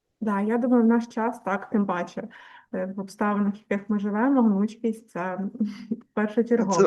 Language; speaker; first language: Ukrainian; native; Ukrainian